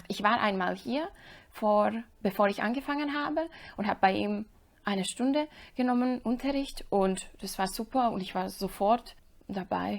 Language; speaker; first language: German; non-native, fluent; Slovak